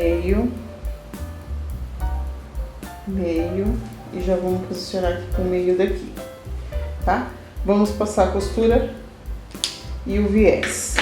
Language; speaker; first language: Portuguese; native; Portuguese